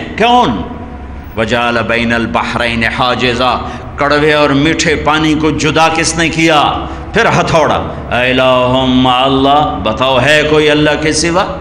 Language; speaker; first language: Urdu; non-native, local second language; Punjabi